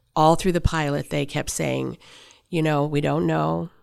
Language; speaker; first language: English; native; English